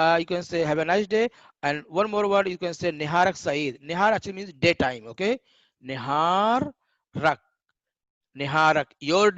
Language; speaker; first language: English; non-native, learner; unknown